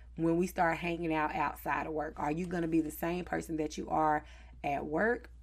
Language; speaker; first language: English; native; English